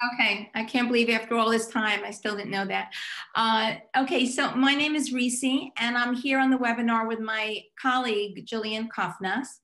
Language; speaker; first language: English; native; English